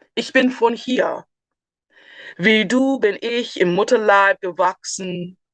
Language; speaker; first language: German; non-native, fluent; Spanish